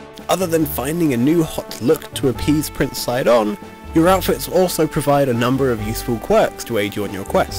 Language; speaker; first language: English; native; English